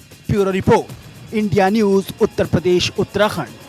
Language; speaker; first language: Hindi; native; Hindi